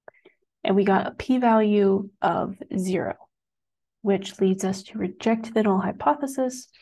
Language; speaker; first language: English; native; English